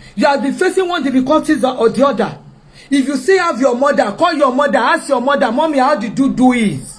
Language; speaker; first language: English; non-native, local second language; Yoruba